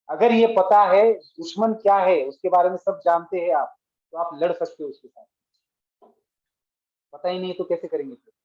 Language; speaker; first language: Hindi; non-native, local second language; Marathi